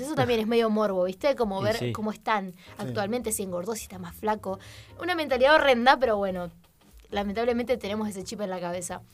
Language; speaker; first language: Spanish; native; Spanish